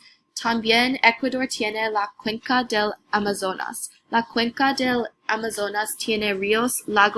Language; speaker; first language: Spanish; non-native, learner; English